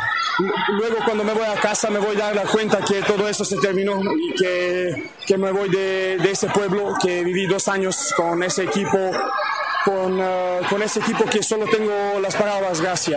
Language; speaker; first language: Spanish; non-native, fluent; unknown